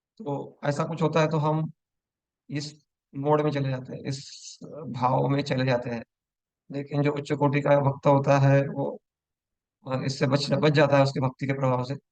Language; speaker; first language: Hindi; non-native, local second language; Marathi